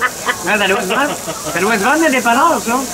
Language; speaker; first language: French; native; French